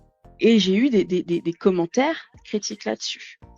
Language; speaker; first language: French; native; French